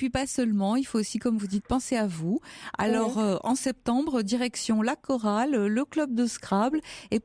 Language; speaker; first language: French; native; French